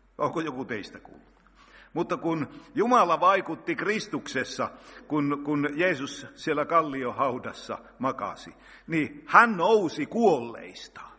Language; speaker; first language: Finnish; native; Finnish